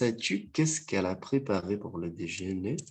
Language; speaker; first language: French; non-native, fluent; Portuguese